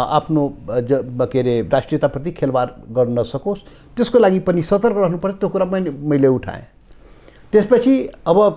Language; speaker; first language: Nepali; non-native, local second language; Maithili